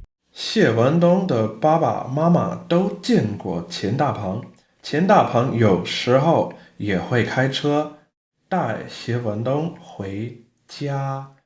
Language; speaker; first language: Chinese; non-native, fluent; English